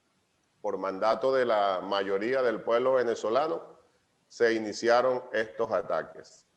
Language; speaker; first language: Spanish; native; Spanish